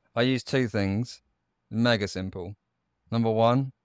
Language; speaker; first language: English; native; English